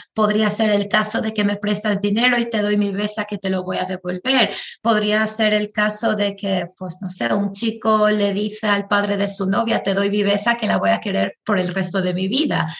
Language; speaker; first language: Spanish; non-native, fluent; Albanian